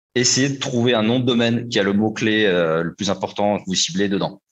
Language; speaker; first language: French; native; French